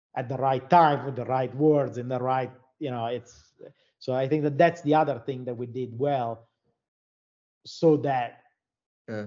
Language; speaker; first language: English; non-native, fluent; Italian